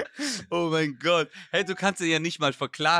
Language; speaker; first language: German; native; German